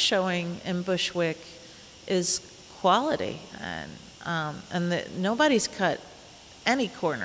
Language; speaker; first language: English; native; English